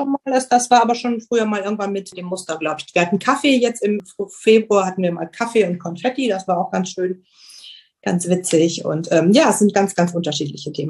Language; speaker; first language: German; native; German